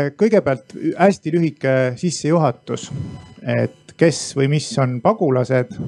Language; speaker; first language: Estonian; native; Estonian